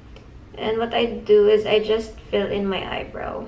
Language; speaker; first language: English; non-native, local second language; Filipino